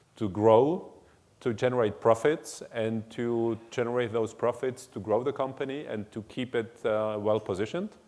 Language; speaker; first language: English; non-native, fluent; German